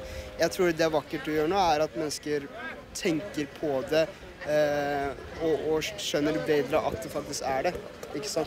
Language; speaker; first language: Norwegian; native; Norwegian